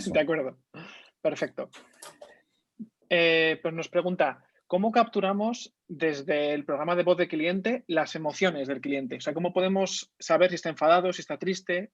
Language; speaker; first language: Spanish; native; Spanish